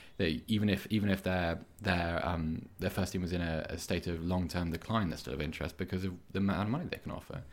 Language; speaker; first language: English; native; English